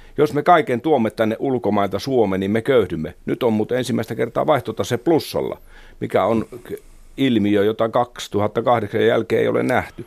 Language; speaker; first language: Finnish; native; Finnish